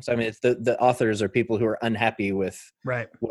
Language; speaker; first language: English; native; English